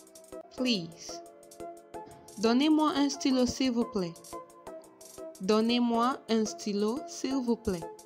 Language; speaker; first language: French; non-native, fluent; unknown